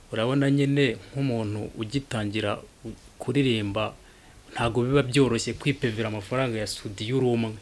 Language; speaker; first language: Kinyarwanda; early bilingual, heritage; Kinyarwanda